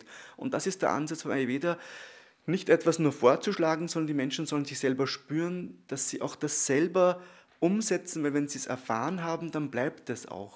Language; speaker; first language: German; native; German